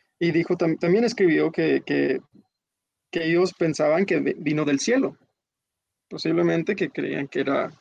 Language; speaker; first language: Spanish; early bilingual, heritage; Spanish